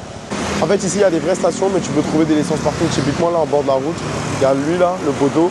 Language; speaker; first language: French; native; French